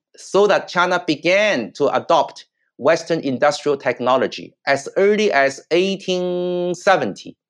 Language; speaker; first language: English; non-native, fluent; Chinese